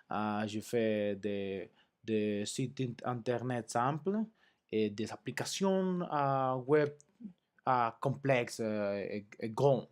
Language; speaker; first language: French; non-native, learner; Spanish